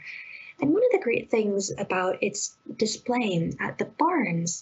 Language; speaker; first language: English; native; English